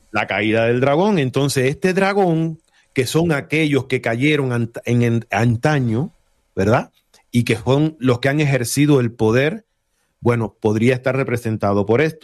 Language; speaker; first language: Spanish; native; Spanish